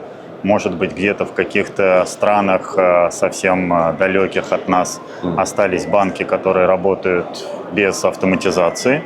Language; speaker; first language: Russian; native; Russian